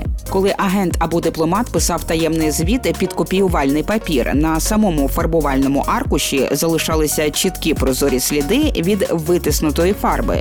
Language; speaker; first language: Ukrainian; native; Ukrainian